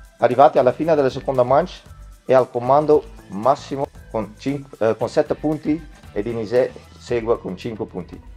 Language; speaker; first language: Italian; non-native, fluent; Dutch